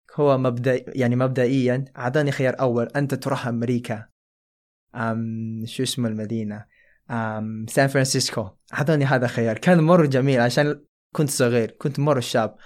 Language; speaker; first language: Arabic; non-native, fluent; Chinese